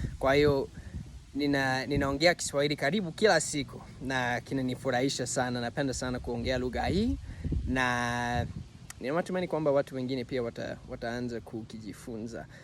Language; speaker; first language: Swahili; non-native, fluent; English